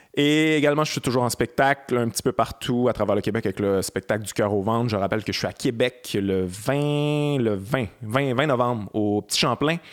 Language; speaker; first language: French; native; French